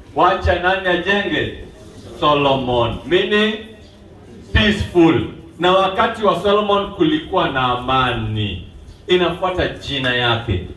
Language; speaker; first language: Swahili; non-native, local second language; Luo (Kenya and Tanzania)